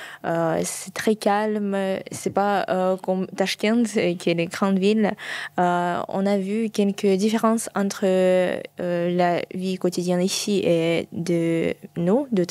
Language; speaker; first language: French; non-native, fluent; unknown